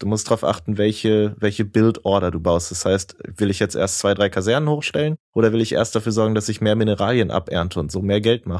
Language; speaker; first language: German; native; German